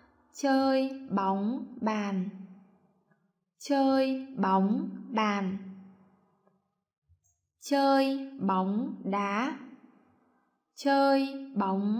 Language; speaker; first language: Vietnamese; native; Vietnamese